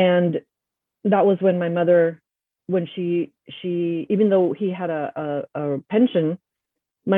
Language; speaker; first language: English; early bilingual, other home language; Spanish